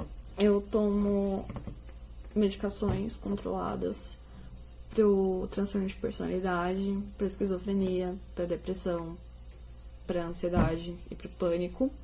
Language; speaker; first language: Portuguese; native; Portuguese